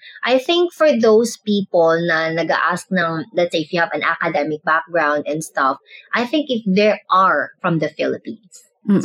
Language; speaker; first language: English; non-native, local second language; Cebuano